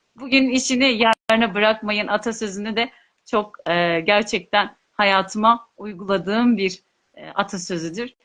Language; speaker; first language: Turkish; non-native, local second language; Kurdish